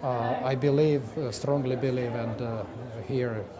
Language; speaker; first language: English; non-native, fluent; Russian